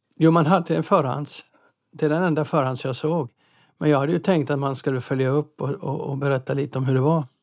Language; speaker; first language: Swedish; native; Swedish